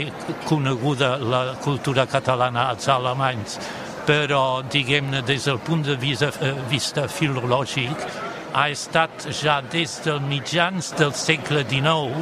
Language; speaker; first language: Catalan; non-native, fluent; German